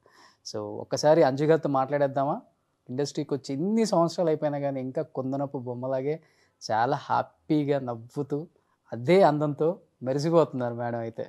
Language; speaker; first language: Telugu; native; Telugu